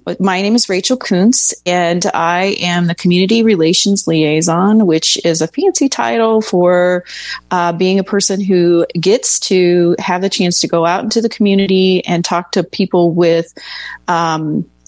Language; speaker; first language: English; native; English